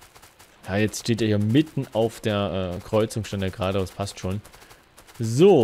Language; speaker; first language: German; native; German